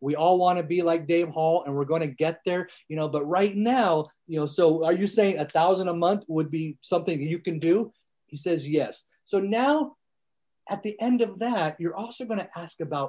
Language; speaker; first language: English; early bilingual, other home language; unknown